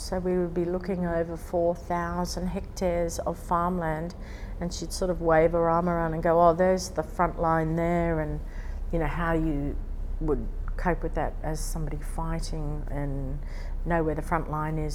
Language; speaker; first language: English; native; English